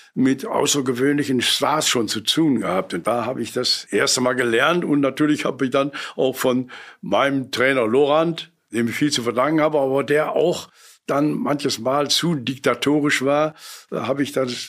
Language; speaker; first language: German; native; German